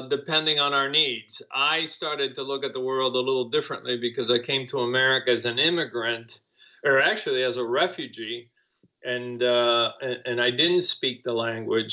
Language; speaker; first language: English; non-native, fluent; Spanish